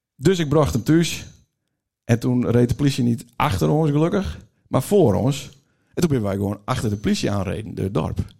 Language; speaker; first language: Dutch; native; Dutch